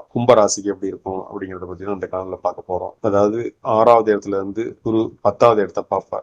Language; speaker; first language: Tamil; native; Tamil